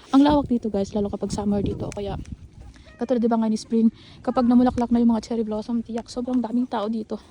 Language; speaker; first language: Filipino; native; Filipino